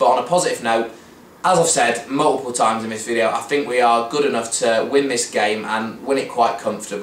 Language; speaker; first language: English; native; English